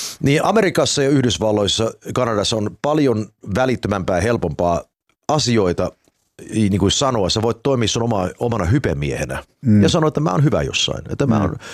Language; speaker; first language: Finnish; early bilingual, heritage; Finnish